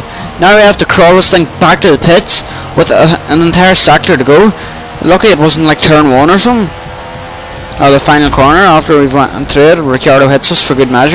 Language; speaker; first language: English; native; English